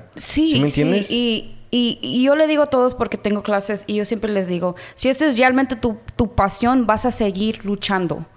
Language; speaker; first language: Spanish; early bilingual, heritage; Spanish